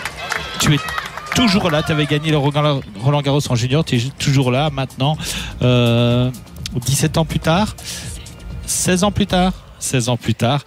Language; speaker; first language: French; native; French